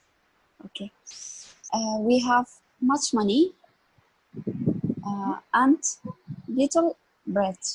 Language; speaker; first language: English; non-native, learner; Arabic